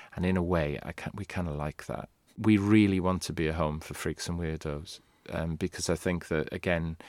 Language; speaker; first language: English; non-native, local second language; Welsh